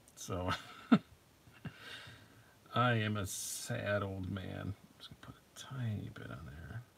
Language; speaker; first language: English; native; English